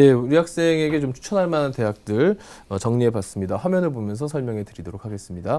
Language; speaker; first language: Korean; native; Korean